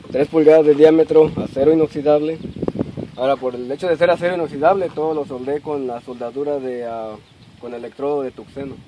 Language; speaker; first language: Spanish; native; Spanish